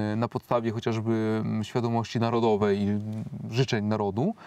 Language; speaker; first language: Polish; native; Polish